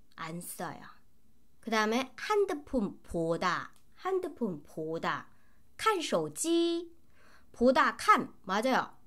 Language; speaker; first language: Korean; non-native, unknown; Chinese